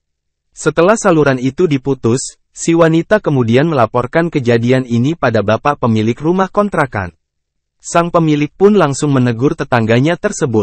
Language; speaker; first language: Indonesian; native; Indonesian